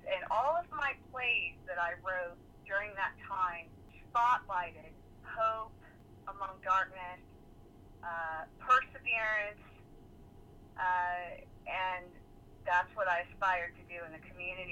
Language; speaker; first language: English; native; English